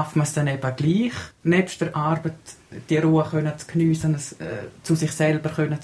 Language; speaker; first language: German; native; German